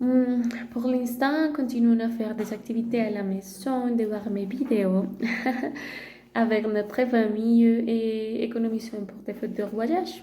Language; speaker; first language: French; non-native, learner; Spanish